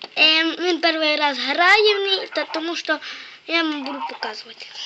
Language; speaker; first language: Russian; non-native, local second language; Ukrainian